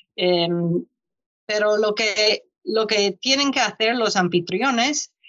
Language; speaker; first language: Spanish; non-native, fluent; English